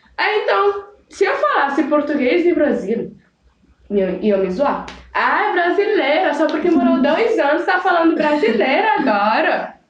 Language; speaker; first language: Portuguese; non-native, local second language; Kabuverdianu